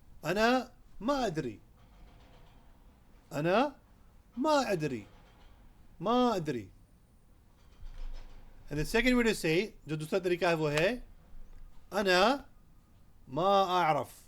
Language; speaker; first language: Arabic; non-native, fluent; Urdu